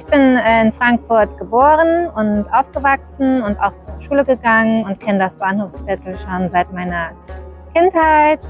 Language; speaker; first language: German; early bilingual, other home language; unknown